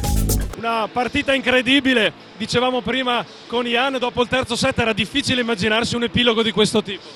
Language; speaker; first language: Italian; native; Italian